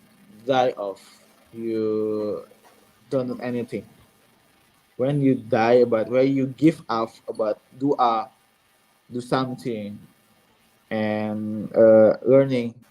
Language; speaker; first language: English; non-native, learner; Indonesian